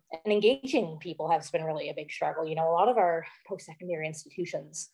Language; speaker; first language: English; native; English